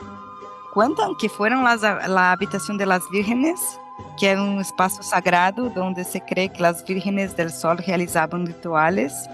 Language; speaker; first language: Spanish; non-native, fluent; Portuguese